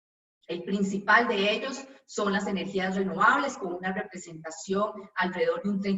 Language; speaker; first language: Spanish; native; Spanish